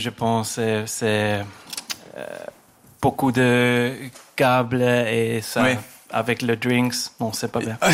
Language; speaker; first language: French; non-native, learner; German